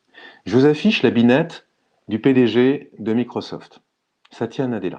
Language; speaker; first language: French; native; French